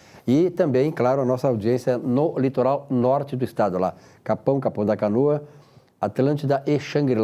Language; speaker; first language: Portuguese; native; Portuguese